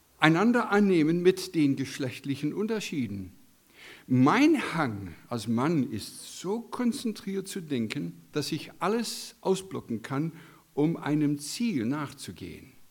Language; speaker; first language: German; non-native, fluent; English